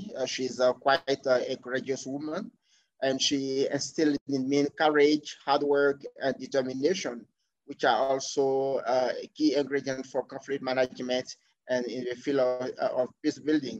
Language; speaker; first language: English; non-native, fluent; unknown